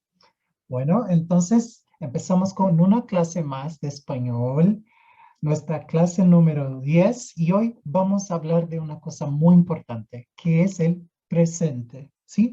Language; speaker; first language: Spanish; non-native, fluent; Portuguese